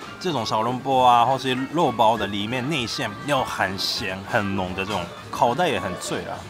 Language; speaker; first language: Chinese; non-native, fluent; Japanese